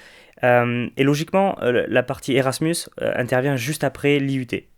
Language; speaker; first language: French; native; French